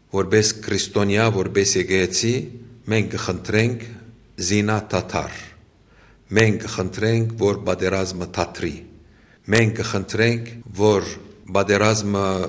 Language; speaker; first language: Armenian; early bilingual, heritage; Armenian